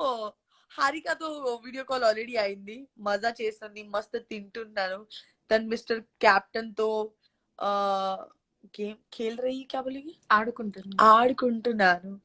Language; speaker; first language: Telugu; non-native, local second language; Gujarati